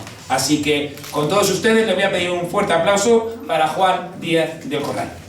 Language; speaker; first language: Spanish; native; Spanish